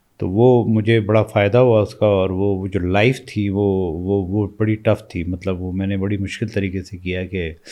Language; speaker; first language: Urdu; native; Urdu